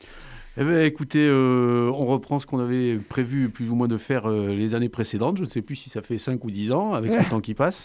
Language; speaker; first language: French; native; French